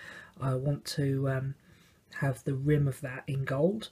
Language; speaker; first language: English; native; English